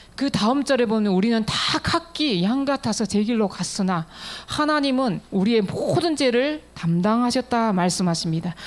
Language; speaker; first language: Korean; native; Korean